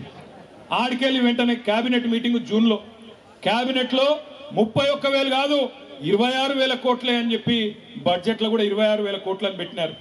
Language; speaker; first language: Telugu; native; Telugu